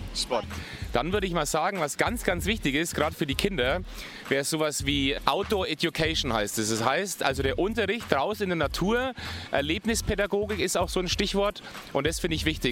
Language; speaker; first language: German; native; German